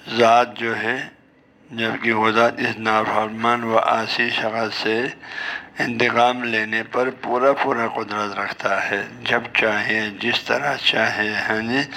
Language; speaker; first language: Urdu; non-native, local second language; Balti